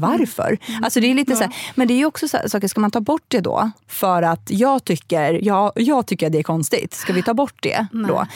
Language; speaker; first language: Swedish; early bilingual, other home language; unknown